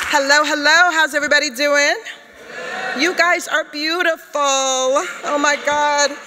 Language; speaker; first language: English; native; English